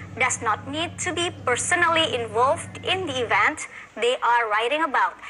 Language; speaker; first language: English; non-native, fluent; Indonesian